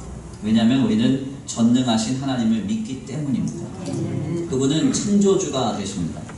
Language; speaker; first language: Korean; native; Korean